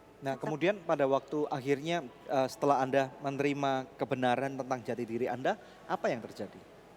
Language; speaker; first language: Indonesian; native; Indonesian